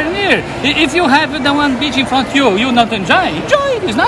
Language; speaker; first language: English; non-native, learner; Portuguese